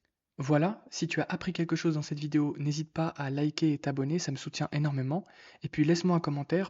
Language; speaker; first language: French; native; French